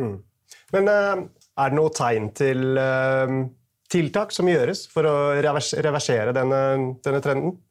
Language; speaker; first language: Norwegian; native; Norwegian